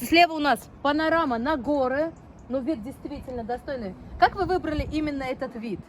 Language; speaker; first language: Russian; native; Russian